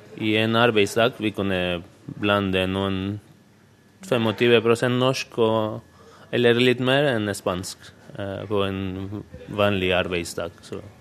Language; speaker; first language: Norwegian; non-native, fluent; Spanish